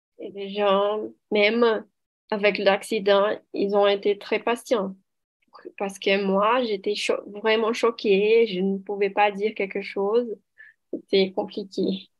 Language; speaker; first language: French; non-native, learner; Portuguese